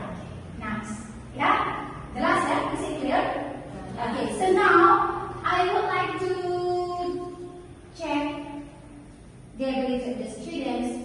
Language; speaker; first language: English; non-native, fluent; Indonesian